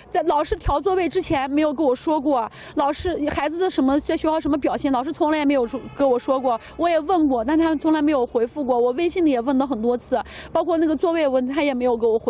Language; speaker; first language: Chinese; native; Chinese